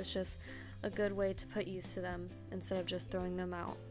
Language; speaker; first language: English; native; English